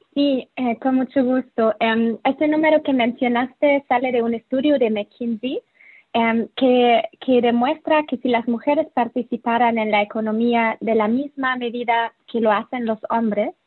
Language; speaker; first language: Spanish; non-native, fluent; German